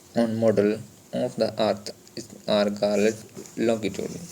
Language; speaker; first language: English; non-native, local second language; Punjabi